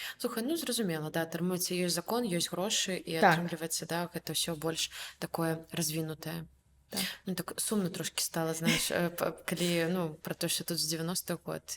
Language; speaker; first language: Belarusian; native; Belarusian